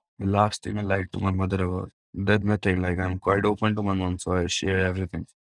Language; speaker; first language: English; non-native, local second language; Hindi